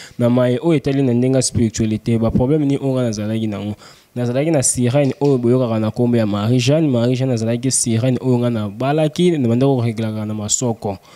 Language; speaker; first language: Lingala; non-native, local second language; Kongo